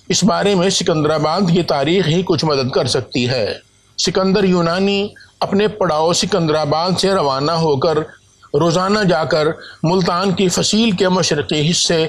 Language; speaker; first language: Urdu; native; Urdu